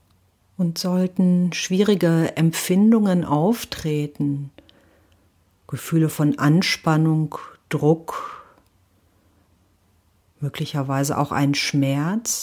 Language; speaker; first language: German; native; German